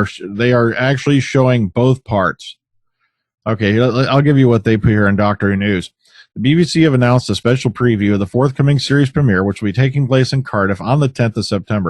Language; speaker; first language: English; native; English